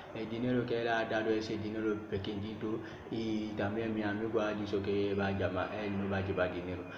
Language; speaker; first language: Spanish; non-native, learner; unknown